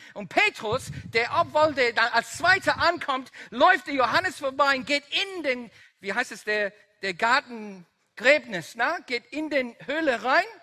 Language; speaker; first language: German; non-native, fluent; Dutch